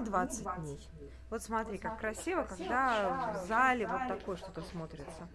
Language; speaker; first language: Russian; native; Russian